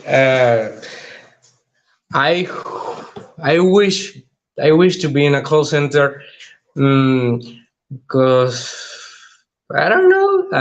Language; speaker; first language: English; non-native, learner; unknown